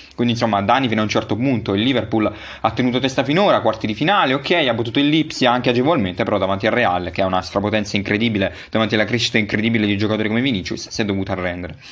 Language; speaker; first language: Italian; native; Italian